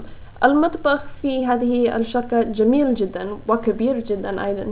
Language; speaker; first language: Arabic; non-native, learner; English